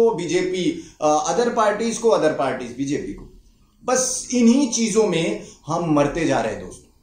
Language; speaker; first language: Hindi; non-native, local second language; Marathi